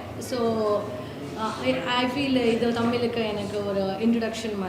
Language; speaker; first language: Tamil; non-native, learner; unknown